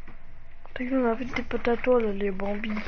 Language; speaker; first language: French; native; French